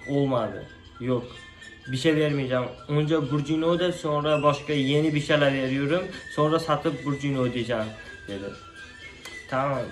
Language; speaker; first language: Turkish; non-native, learner; Uzbek